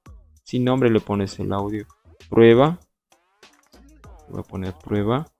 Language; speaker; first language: Spanish; native; Spanish